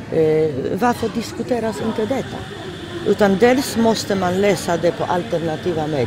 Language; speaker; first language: Swedish; non-native, fluent; Polish